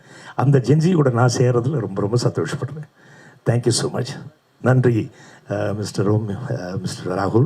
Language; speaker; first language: Tamil; native; Tamil